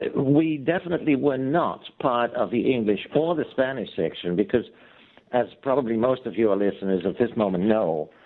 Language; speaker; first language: English; non-native, fluent; Dutch